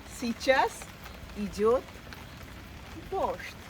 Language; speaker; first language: Russian; non-native, fluent; Bangla